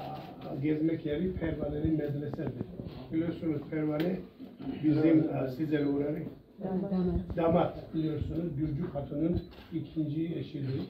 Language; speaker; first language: Turkish; non-native, learner; Georgian